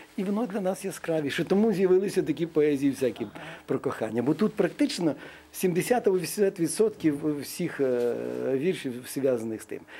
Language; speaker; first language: Ukrainian; non-native, local second language; Russian